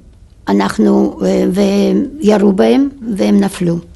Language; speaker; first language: Hebrew; non-native, fluent; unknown